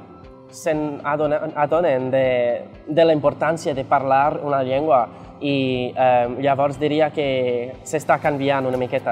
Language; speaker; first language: Catalan; non-native, fluent; English